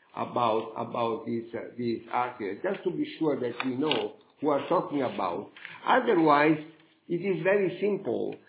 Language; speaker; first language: English; non-native, fluent; Italian